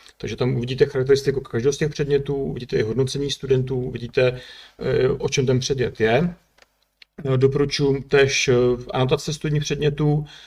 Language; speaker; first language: Czech; native; Czech